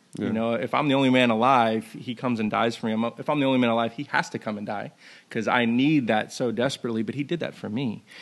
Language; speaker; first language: English; native; English